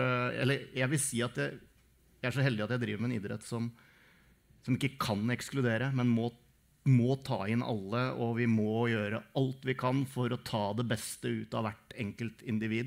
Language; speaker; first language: Norwegian; native; Norwegian